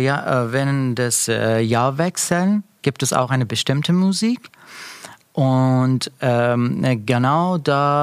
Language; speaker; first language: German; non-native, learner; Persian